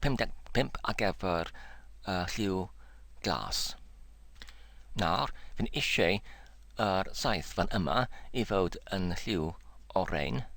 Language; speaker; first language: Welsh; non-native, learner; English